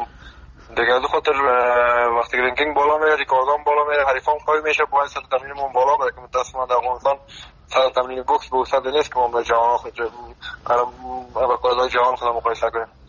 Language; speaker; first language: Persian; native; Persian